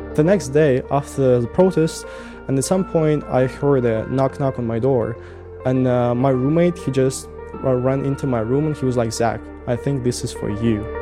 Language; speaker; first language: English; non-native, fluent; Russian